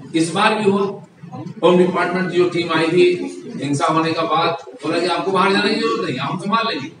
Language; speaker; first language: Hindi; non-native, local second language; Bangla